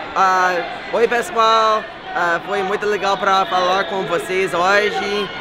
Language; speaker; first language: Portuguese; non-native, fluent; English